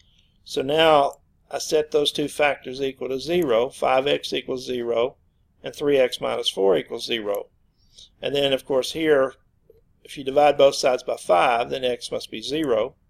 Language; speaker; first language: English; native; English